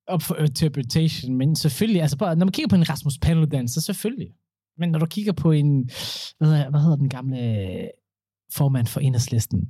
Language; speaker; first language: Danish; early bilingual, other home language; Somali